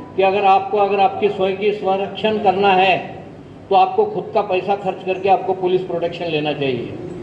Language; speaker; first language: Hindi; non-native, local second language; Marathi